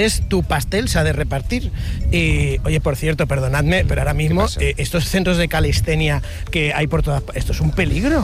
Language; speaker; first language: Spanish; native; Spanish